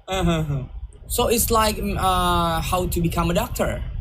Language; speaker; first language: English; non-native, learner; Indonesian